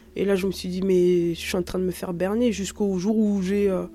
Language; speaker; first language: French; native; French